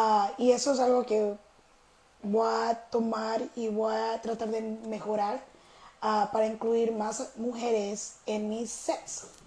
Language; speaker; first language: Spanish; early bilingual, heritage; Spanish